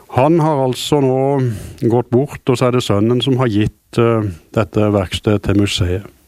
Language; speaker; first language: Norwegian; native; Norwegian